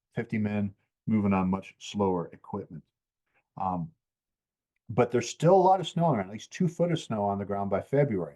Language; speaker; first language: English; native; English